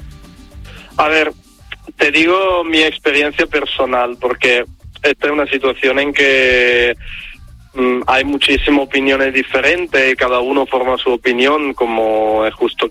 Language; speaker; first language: Spanish; non-native, fluent; Italian